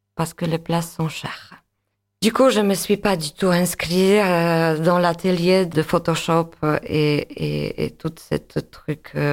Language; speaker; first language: French; non-native, fluent; Polish